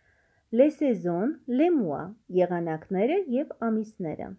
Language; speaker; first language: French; non-native, fluent; Armenian